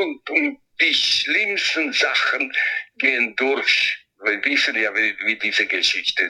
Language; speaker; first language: German; non-native, local second language; Italian